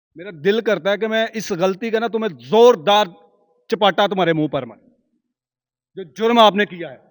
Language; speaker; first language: Urdu; non-native, local second language; Punjabi